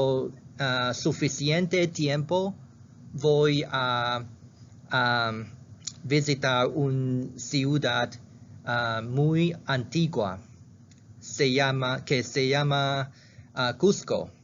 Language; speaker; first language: Spanish; non-native, learner; Chinese